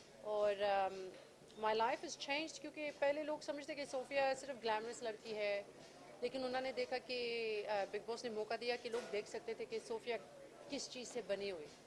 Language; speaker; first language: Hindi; early bilingual, heritage; English